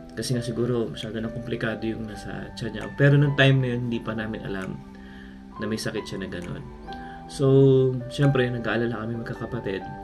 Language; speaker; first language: Filipino; native; Filipino